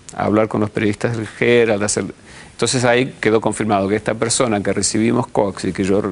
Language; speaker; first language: Spanish; early bilingual, heritage; Spanish